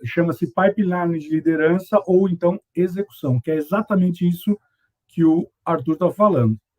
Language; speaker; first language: Portuguese; native; Portuguese